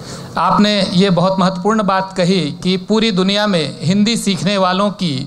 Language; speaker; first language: Hindi; native; Hindi